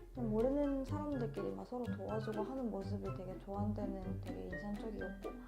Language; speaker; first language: Korean; non-native, fluent; Japanese